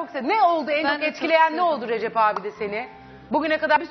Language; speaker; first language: Turkish; native; Turkish